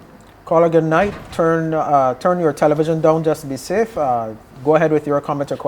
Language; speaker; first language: English; native; English